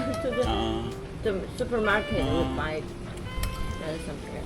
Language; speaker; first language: English; non-native, learner; Chinese